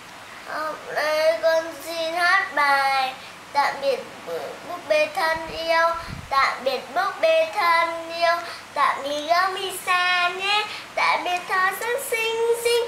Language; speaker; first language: Vietnamese; native; Vietnamese